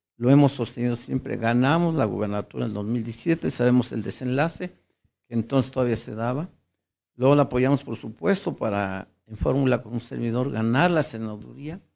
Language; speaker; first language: Spanish; native; Spanish